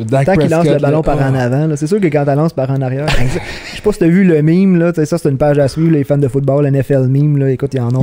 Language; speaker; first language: French; native; French